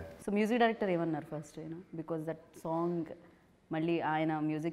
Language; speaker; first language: Telugu; native; Telugu